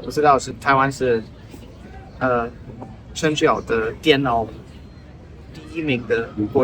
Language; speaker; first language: Chinese; non-native, learner; German